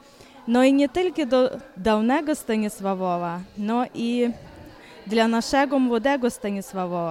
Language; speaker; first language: Ukrainian; non-native, local second language; Polish